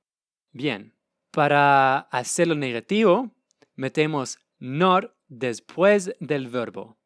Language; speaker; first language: Spanish; non-native, fluent; English